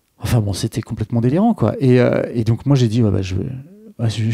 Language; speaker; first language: French; native; French